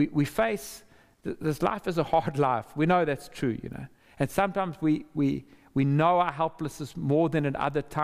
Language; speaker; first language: English; native; English